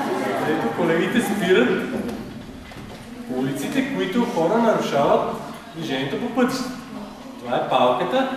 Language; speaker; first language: Bulgarian; native; Bulgarian